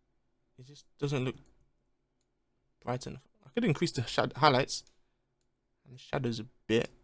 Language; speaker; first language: English; native; English